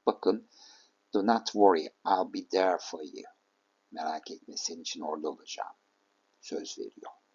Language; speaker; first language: English; non-native, fluent; Turkish